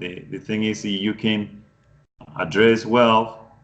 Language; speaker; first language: English; non-native, fluent; Spanish